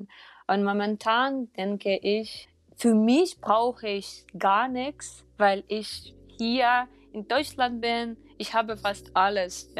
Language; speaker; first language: German; non-native, fluent; Ukrainian